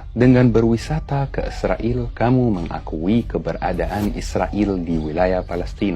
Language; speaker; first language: Indonesian; non-native, fluent; Arabic